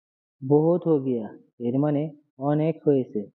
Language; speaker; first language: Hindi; non-native, learner; Bangla